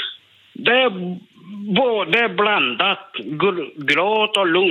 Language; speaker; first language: Swedish; non-native, learner; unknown